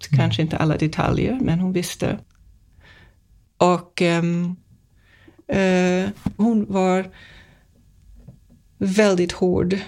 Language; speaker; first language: Swedish; non-native, fluent; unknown